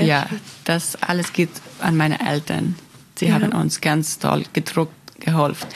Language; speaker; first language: German; non-native, learner; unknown